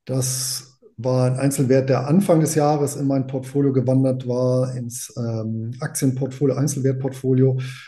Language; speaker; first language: German; native; German